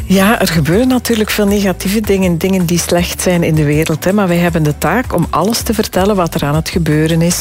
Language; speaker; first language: Dutch; native; Dutch